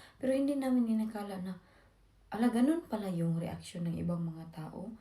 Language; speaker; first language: Filipino; non-native, local second language; Cebuano